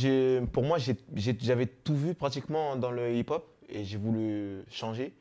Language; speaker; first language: French; native; French